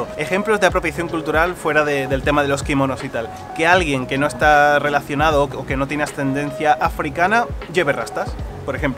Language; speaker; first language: Spanish; native; Spanish